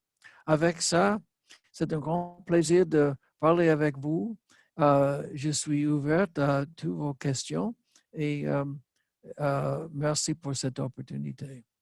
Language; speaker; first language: French; non-native, learner; English